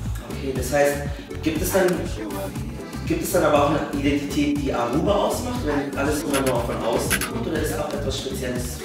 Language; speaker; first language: German; native; German